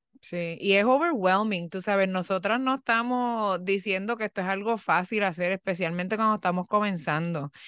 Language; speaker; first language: Spanish; early bilingual, heritage; Spanish